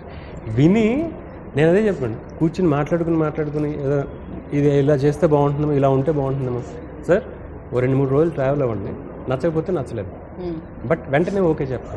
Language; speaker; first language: Telugu; native; Telugu